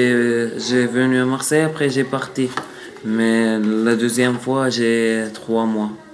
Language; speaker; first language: French; non-native, learner; Arabic